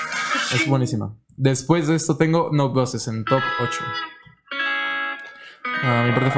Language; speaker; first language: Spanish; native; Spanish